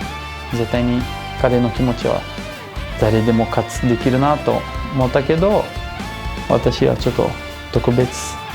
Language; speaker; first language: Japanese; non-native, learner; Portuguese